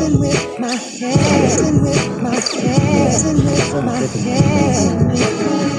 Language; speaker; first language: English; native; English